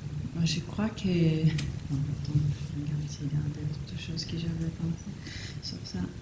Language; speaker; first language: French; non-native, fluent; Italian